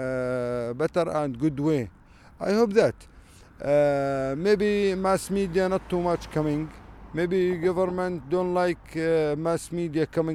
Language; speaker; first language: English; non-native, learner; Arabic